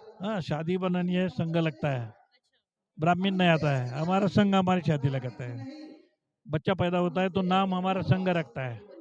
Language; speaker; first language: Hindi; non-native, local second language; Marathi